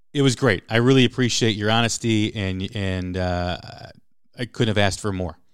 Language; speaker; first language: English; native; English